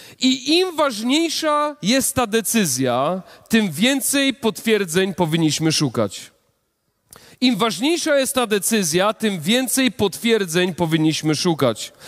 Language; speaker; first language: Polish; native; Polish